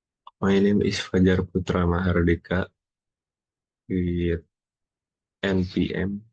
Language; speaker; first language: English; non-native, learner; Indonesian